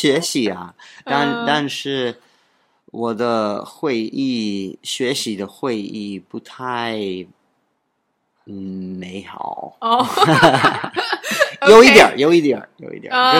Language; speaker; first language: Chinese; non-native, learner; English